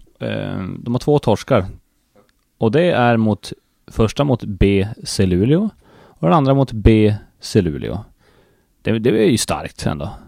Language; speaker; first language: Swedish; native; Swedish